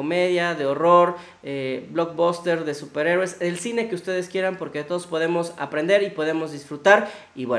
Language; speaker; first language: Spanish; native; Spanish